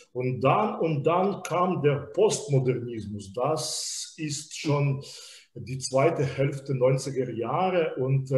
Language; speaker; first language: German; non-native, fluent; Belarusian